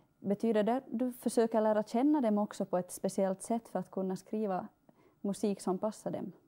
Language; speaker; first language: Swedish; native; Swedish